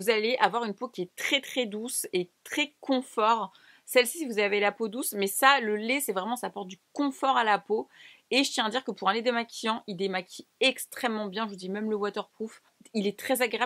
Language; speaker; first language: French; native; French